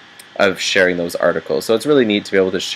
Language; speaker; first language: English; native; English